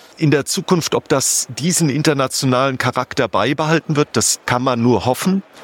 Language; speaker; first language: German; native; German